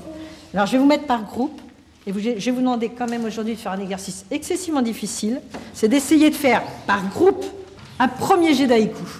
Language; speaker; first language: French; native; French